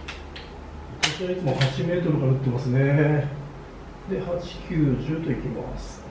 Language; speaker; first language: Japanese; native; Japanese